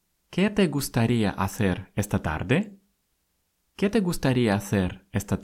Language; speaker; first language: Spanish; non-native, fluent; Russian